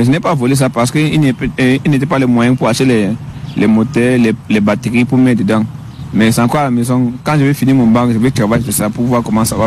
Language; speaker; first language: French; non-native, learner; English